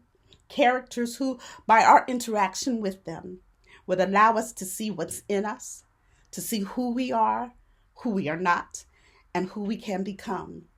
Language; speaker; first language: English; native; English